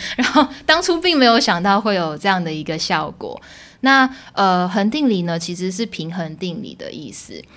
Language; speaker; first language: Chinese; early bilingual, heritage; Chinese